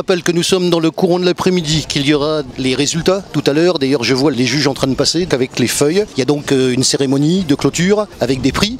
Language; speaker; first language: French; native; French